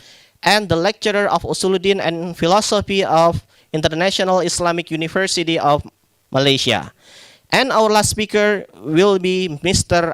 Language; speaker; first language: English; non-native, fluent; Indonesian